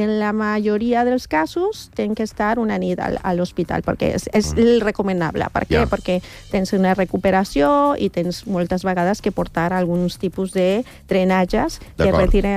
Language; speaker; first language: Catalan; non-native, learner; Spanish